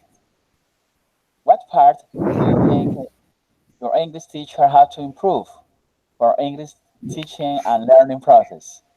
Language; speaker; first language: English; non-native, learner; Spanish